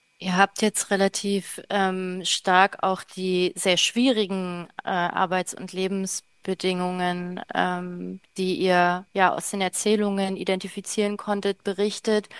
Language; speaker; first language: German; native; German